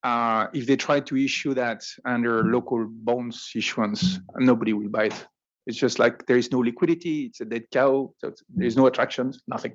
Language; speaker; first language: English; non-native, fluent; French